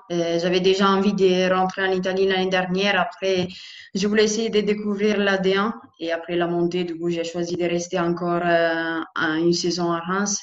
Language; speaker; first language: French; non-native, fluent; Italian